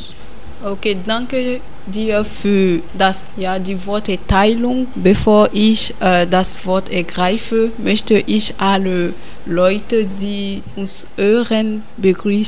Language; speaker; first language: German; non-native, learner; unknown